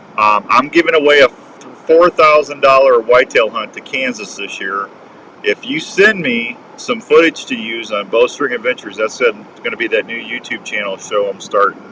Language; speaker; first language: English; native; English